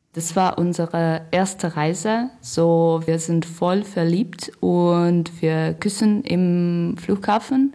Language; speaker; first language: German; non-native, learner; Russian